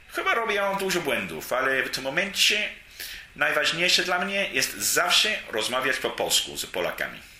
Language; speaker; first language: Polish; non-native, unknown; English